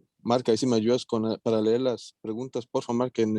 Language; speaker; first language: Spanish; native; Spanish